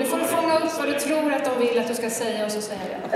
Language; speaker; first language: Swedish; native; Swedish